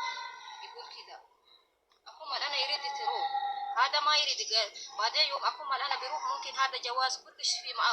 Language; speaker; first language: Arabic; non-native, learner; Oromo